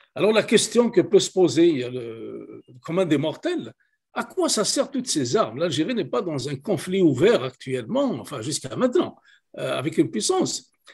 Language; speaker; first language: French; non-native, local second language; Kabyle